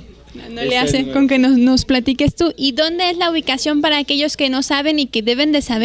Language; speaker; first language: Spanish; native; Spanish